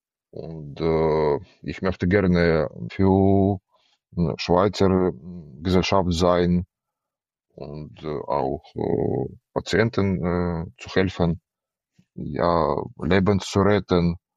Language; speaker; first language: German; non-native, learner; Ukrainian